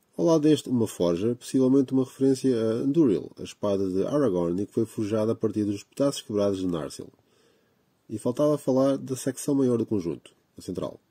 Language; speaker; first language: Portuguese; native; Portuguese